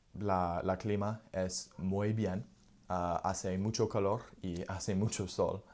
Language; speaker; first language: Spanish; non-native, learner; English